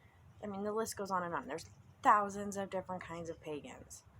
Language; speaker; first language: English; native; English